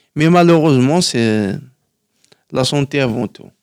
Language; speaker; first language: French; non-native, local second language; Kabyle